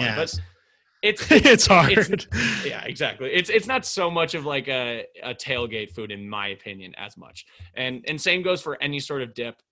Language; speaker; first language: English; native; English